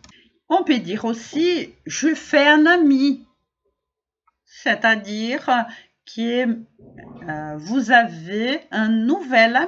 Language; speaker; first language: French; non-native, fluent; Portuguese